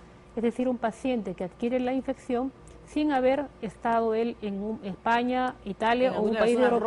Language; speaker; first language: Spanish; native; Spanish